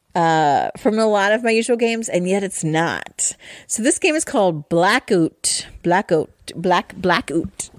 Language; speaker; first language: English; native; English